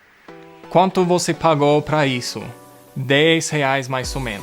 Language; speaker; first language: Portuguese; non-native, fluent; English